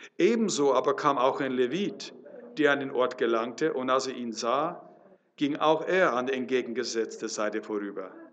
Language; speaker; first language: German; non-native, fluent; English